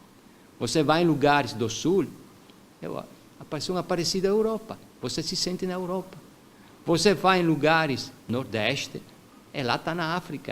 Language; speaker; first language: Portuguese; non-native, fluent; Italian